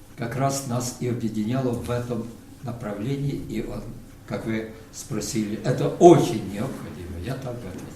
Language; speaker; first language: Russian; non-native, local second language; Ukrainian